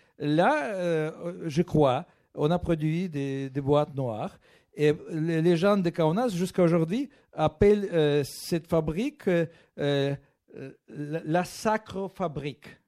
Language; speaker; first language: French; non-native, fluent; Russian